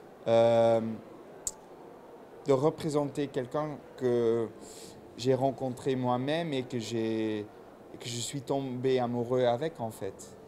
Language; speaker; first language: French; non-native, local second language; Dutch